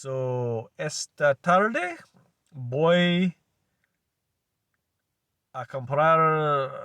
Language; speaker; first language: Spanish; non-native, learner; English